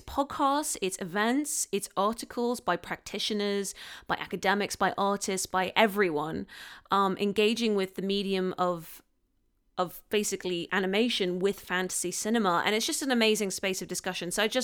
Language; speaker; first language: English; non-native, local second language; Cantonese